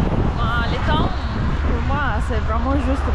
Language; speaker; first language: French; non-native, fluent; Italian